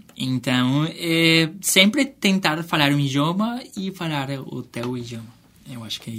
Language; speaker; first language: Portuguese; non-native, fluent; Spanish